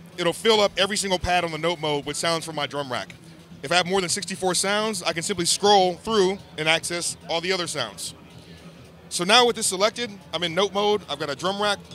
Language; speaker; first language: English; native; English